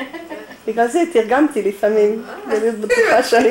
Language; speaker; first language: Hebrew; non-native, fluent; English